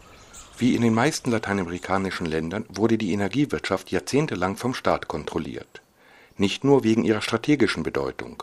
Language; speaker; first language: German; native; German